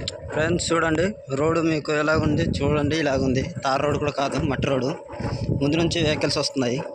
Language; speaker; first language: Telugu; native; Telugu